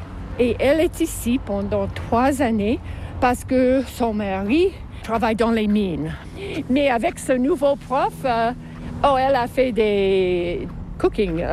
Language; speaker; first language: French; non-native, local second language; English